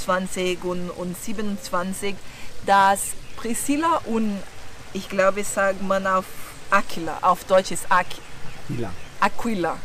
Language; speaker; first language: German; non-native, learner; Portuguese